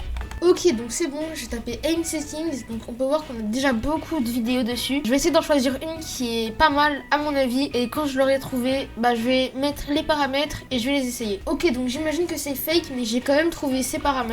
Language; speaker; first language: French; native; French